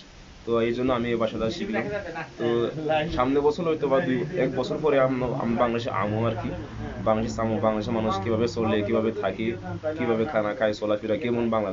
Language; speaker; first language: Bangla; non-native, fluent; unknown